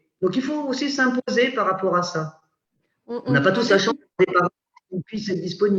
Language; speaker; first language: French; native; French